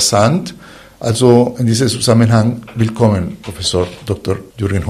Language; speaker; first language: German; non-native, fluent; Spanish